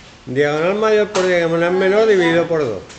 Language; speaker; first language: Spanish; native; Spanish